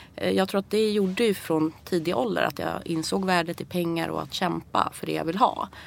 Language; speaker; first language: Swedish; early bilingual, other home language; Persian